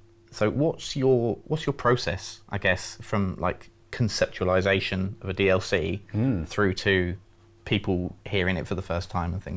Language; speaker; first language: English; native; English